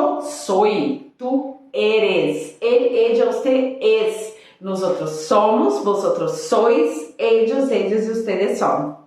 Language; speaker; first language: Spanish; non-native, fluent; Portuguese